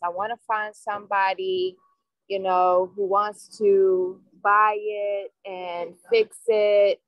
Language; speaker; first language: English; native; English